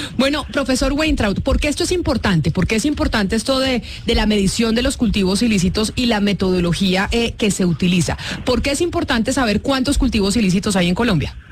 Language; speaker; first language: Spanish; native; Spanish